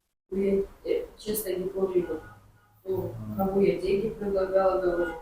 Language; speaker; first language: Russian; non-native, local second language; Kyrgyz